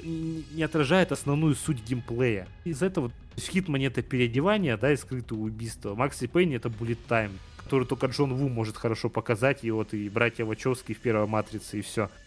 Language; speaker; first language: Russian; native; Russian